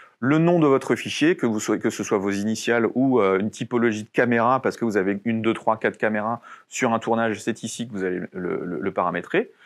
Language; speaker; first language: French; native; French